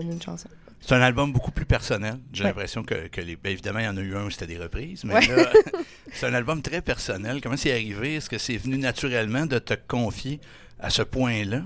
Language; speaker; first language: French; native; French